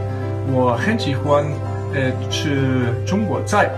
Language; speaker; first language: Chinese; non-native, learner; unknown